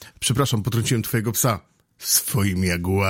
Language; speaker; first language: Polish; native; Polish